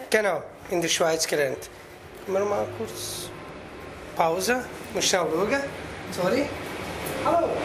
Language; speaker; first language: German; non-native, fluent; Kurdish